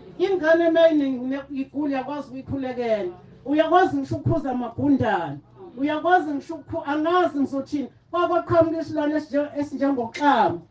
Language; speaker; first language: Zulu; native; Zulu